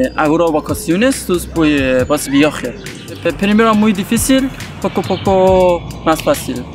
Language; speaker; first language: Spanish; non-native, learner; Persian